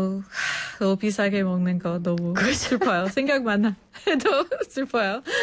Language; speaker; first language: Korean; non-native, fluent; English